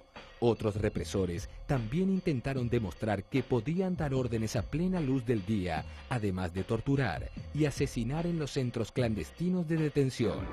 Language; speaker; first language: Spanish; native; Spanish